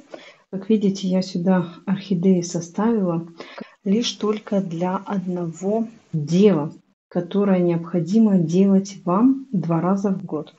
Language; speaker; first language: Russian; native; Russian